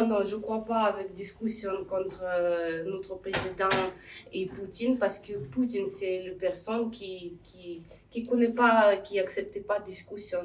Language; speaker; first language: French; non-native, learner; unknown